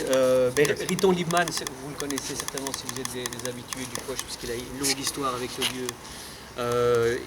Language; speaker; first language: French; native; French